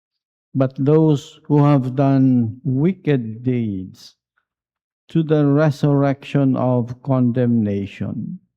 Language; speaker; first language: English; non-native, local second language; Filipino